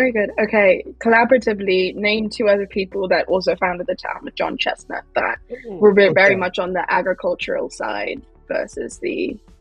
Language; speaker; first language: English; native; English